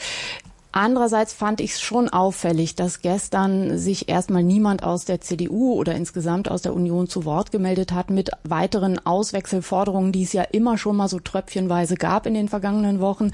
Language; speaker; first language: German; native; German